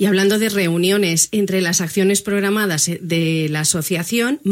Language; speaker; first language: Spanish; native; Spanish